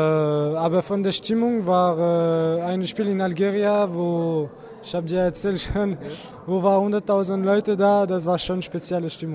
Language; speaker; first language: German; non-native, learner; French